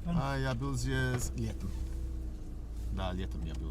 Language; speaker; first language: Russian; non-native, learner; English